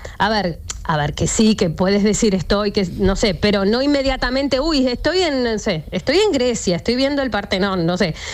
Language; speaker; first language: Spanish; native; Spanish